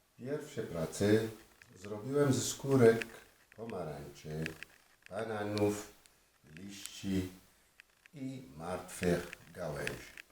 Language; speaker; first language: Polish; non-native, learner; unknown